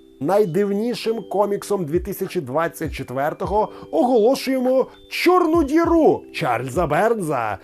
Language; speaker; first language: Ukrainian; native; Ukrainian